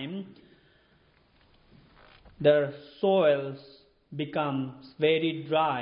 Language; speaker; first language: English; non-native, local second language; Nepali